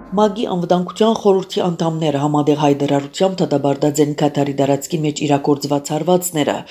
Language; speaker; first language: Armenian; early bilingual, heritage; Armenian